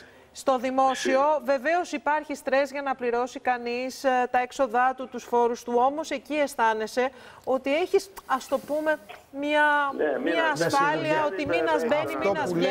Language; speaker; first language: Greek; native; Greek